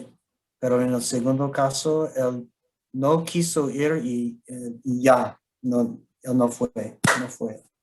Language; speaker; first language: Spanish; non-native, learner; English